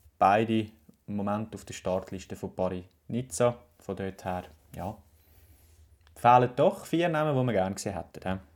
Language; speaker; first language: German; native; German